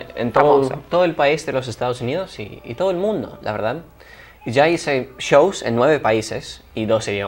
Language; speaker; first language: Spanish; non-native, fluent; English